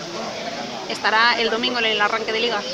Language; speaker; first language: Spanish; native; Spanish